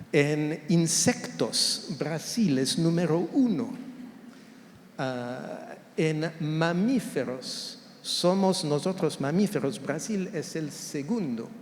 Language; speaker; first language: Spanish; non-native, fluent; French